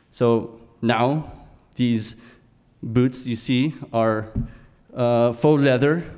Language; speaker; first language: English; native; English